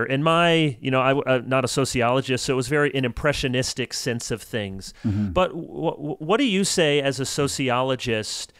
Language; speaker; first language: English; native; English